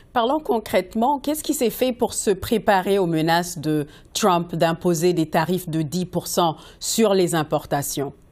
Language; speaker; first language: French; native; French